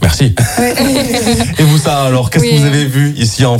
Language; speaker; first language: French; native; French